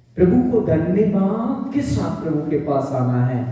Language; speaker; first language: Hindi; non-native, local second language; Bangla